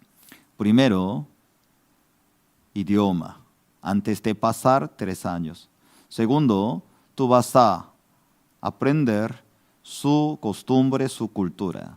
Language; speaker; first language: Spanish; non-native, fluent; Korean